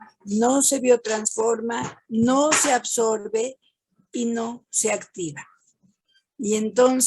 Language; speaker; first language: Spanish; native; Spanish